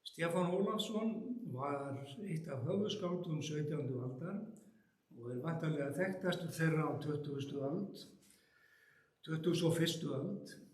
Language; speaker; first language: Icelandic; native; Icelandic